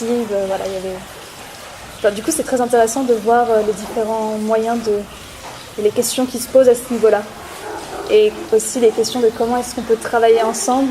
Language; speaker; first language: French; native; French